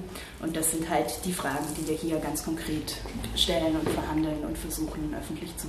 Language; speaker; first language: German; native; German